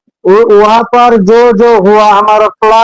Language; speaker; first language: Hindi; non-native, fluent; Bangla